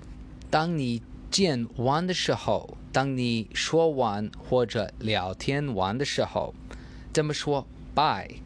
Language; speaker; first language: Chinese; non-native, learner; English